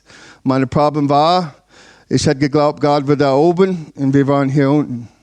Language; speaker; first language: German; non-native, learner; English